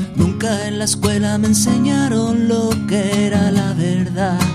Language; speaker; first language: Spanish; native; Spanish